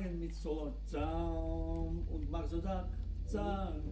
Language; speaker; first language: German; non-native, learner; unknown